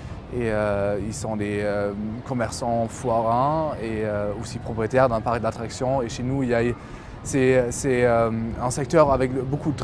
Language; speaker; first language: French; non-native, fluent; German